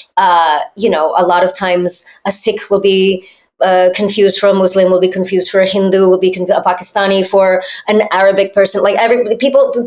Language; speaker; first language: English; native; English